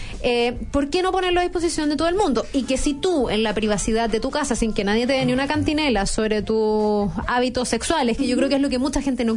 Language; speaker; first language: Spanish; native; Spanish